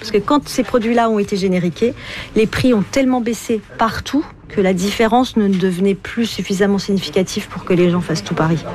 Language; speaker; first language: French; native; French